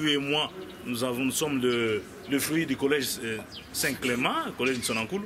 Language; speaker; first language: French; non-native, local second language; Kongo